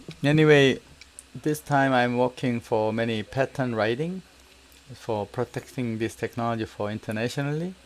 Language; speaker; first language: English; non-native, learner; Korean